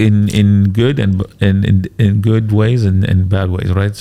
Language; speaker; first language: English; native; English